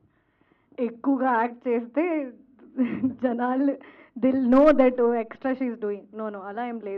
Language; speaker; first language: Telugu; non-native, fluent; Hindi